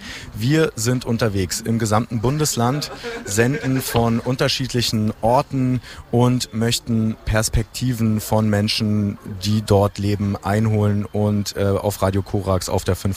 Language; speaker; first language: German; native; German